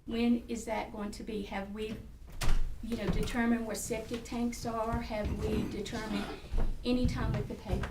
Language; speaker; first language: English; native; English